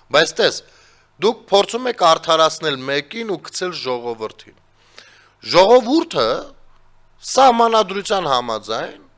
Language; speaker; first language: Armenian; native; Armenian